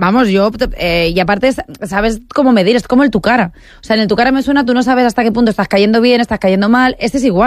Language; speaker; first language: Spanish; native; Spanish